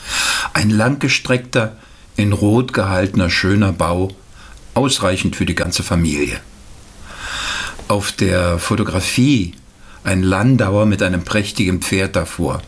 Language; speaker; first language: German; native; German